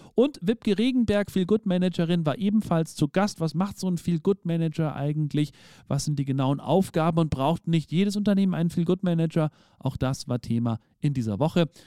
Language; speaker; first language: German; native; German